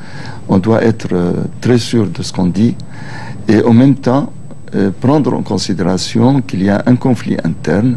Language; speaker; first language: French; non-native, local second language; Arabic